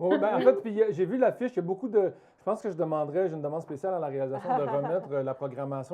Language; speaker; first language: French; native; French